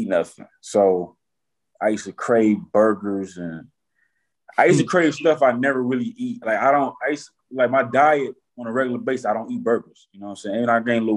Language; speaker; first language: English; native; English